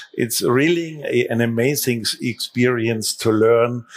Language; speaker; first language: English; non-native, fluent; German